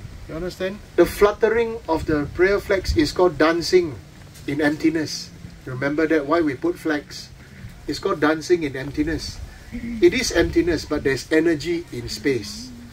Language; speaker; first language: English; non-native, local second language; Chinese